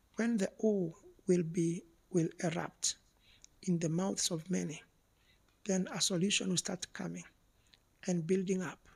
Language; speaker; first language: English; non-native, local second language; Kikuyu